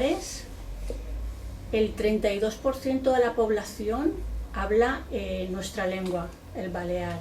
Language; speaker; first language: Spanish; non-native, local second language; Catalan